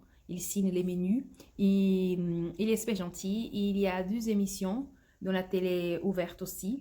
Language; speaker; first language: French; non-native, fluent; Portuguese